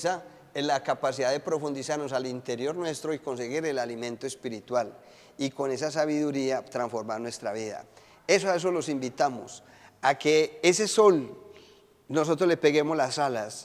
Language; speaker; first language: Spanish; native; Spanish